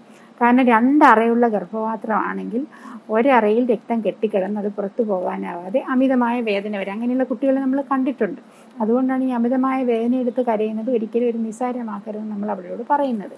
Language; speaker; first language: Malayalam; native; Malayalam